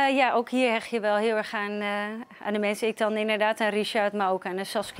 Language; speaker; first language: Dutch; native; Dutch